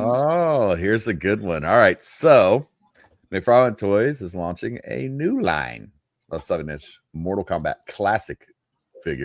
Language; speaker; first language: English; native; English